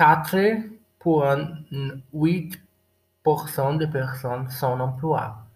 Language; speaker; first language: French; non-native, learner; Portuguese